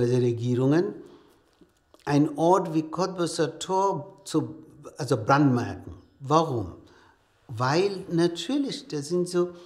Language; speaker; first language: German; non-native, fluent; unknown